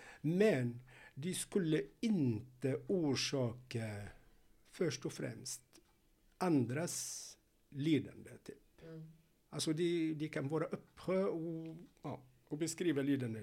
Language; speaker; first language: Swedish; non-native, fluent; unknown